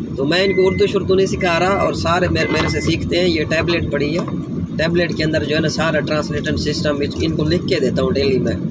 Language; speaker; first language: Urdu; non-native, local second language; Saraiki